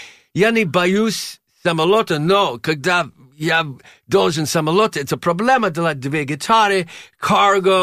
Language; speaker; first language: Russian; non-native, learner; English